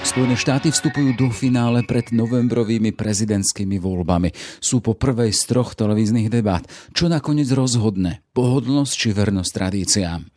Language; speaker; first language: Slovak; native; Slovak